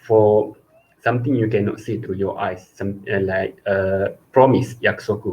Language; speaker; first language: English; non-native, local second language; Malay